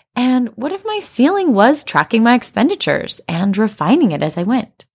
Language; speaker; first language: English; native; English